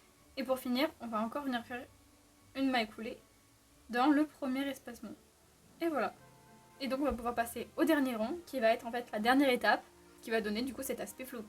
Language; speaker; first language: French; native; French